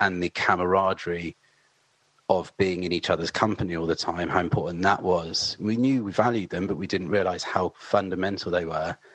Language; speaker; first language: English; native; English